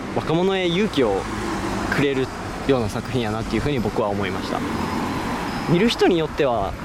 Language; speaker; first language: Japanese; native; Japanese